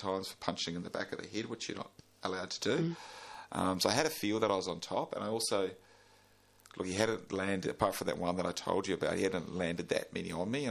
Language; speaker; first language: English; native; English